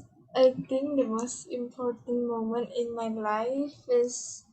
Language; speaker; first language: English; non-native, learner; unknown